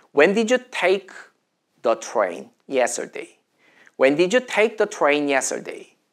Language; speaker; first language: English; non-native, fluent; Korean